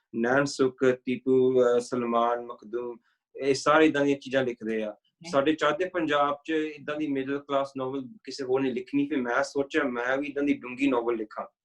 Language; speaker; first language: Punjabi; early bilingual, heritage; Punjabi